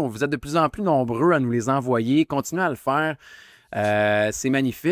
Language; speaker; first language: French; native; French